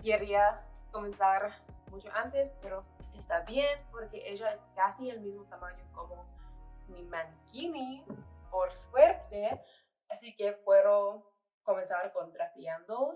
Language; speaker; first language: Spanish; non-native, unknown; English